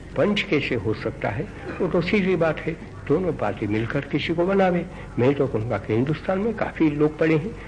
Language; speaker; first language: Hindi; non-native, local second language; Gujarati